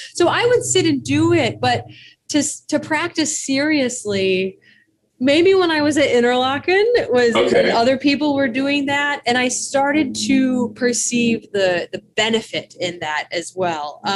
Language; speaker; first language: English; native; English